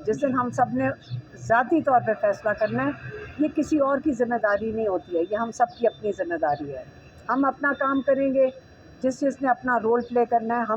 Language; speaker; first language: Urdu; native; Urdu